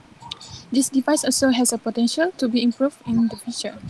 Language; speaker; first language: English; non-native, local second language; Malay